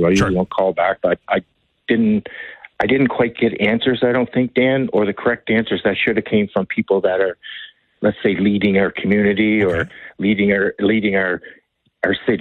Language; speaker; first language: English; native; English